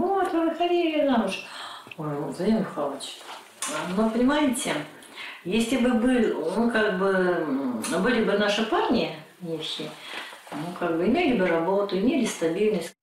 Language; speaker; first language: Russian; native; Russian